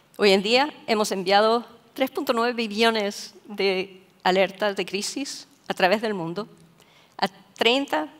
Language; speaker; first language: Spanish; native; Spanish